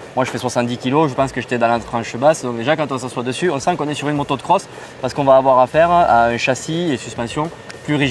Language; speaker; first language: French; native; French